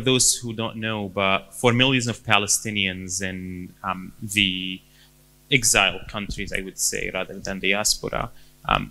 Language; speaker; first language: English; non-native, fluent; Arabic